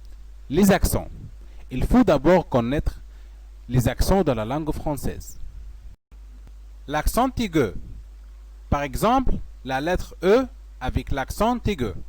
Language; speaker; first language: French; non-native, fluent; Arabic